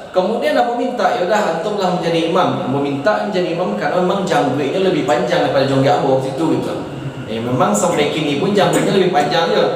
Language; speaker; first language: Malay; non-native, local second language; Minangkabau